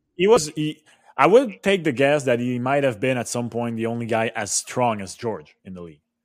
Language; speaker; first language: English; non-native, local second language; French